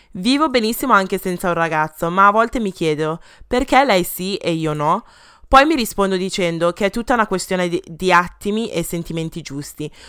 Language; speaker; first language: Italian; early bilingual, other home language; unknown